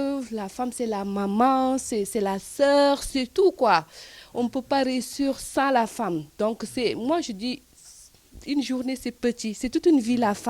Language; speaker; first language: French; non-native, local second language; Wolof